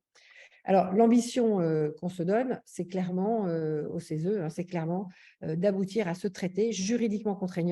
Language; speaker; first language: French; native; French